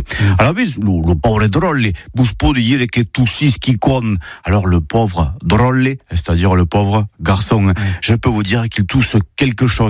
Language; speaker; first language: French; native; French